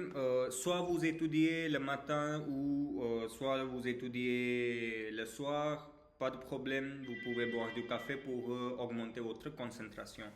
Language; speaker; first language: French; non-native, learner; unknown